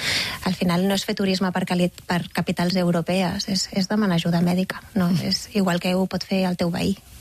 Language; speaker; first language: Catalan; native; Catalan